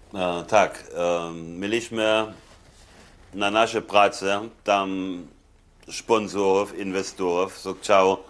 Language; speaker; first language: Polish; non-native, fluent; German